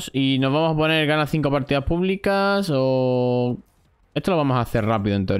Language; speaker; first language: Spanish; native; Spanish